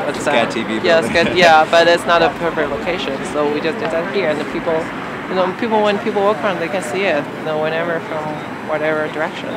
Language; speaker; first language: English; non-native, learner; Chinese